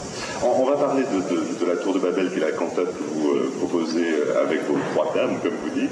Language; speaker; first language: French; native; French